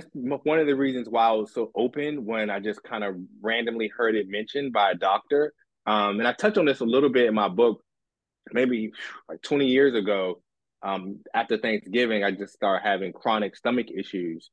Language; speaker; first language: English; native; English